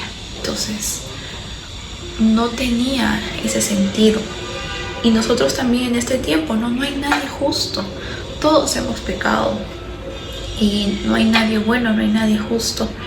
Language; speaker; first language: Spanish; native; Spanish